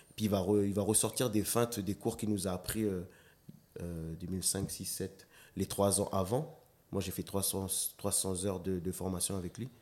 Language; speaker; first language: French; non-native, local second language; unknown